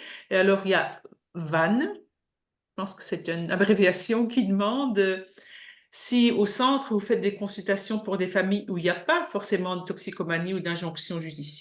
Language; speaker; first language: French; native; French